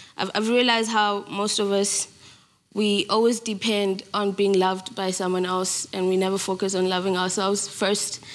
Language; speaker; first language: English; non-native, local second language; Zulu